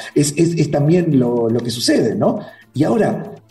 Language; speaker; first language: Spanish; native; Spanish